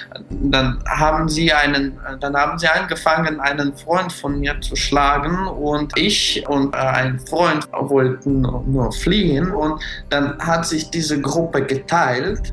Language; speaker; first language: German; non-native, fluent; Russian